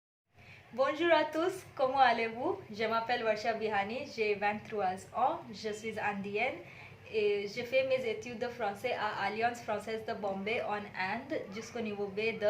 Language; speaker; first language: French; non-native, fluent; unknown